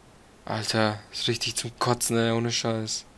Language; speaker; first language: German; native; German